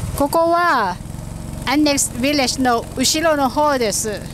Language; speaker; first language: Japanese; non-native, learner; Thai